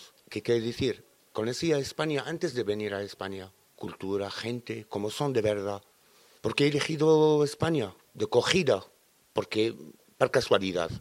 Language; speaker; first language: Spanish; non-native, fluent; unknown